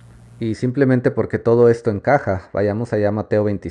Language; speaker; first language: Spanish; native; Spanish